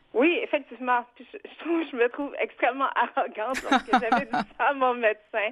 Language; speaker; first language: French; early bilingual, other home language; Vietnamese